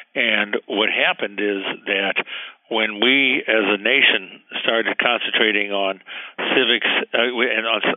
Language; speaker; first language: English; early bilingual, heritage; Spanish